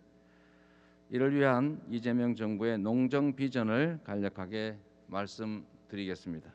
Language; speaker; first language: Korean; native; Korean